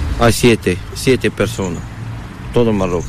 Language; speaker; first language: Spanish; non-native, learner; Arabic